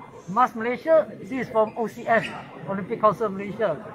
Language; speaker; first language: English; non-native, local second language; Chinese